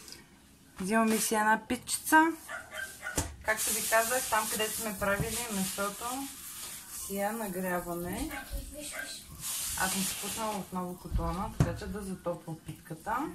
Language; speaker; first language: Bulgarian; native; Bulgarian